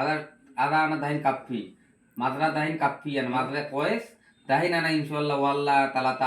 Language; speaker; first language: Arabic; non-native, learner; Bangla